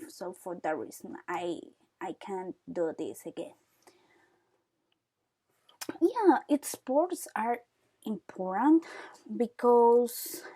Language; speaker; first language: English; non-native, learner; Spanish